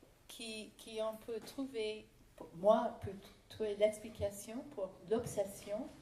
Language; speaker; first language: French; non-native, fluent; English